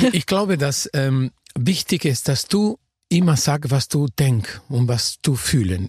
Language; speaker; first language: German; non-native, fluent; Spanish